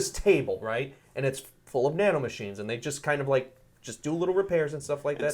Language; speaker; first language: English; native; English